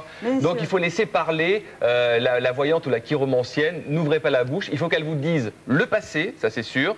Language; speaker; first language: French; native; French